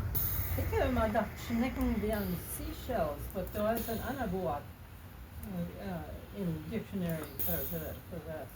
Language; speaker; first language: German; early bilingual, heritage; Low German